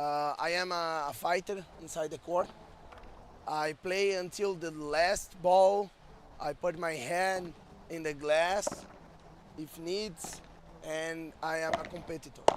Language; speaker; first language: English; non-native, fluent; Portuguese